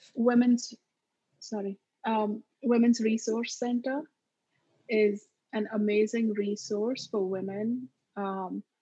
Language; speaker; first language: English; non-native, local second language; Marathi